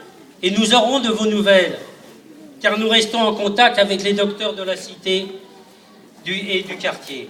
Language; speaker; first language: French; native; French